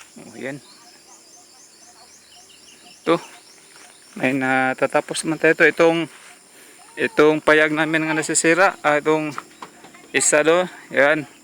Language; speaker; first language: Filipino; non-native, local second language; Cebuano